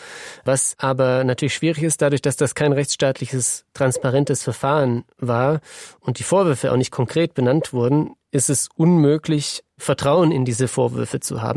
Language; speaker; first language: German; native; German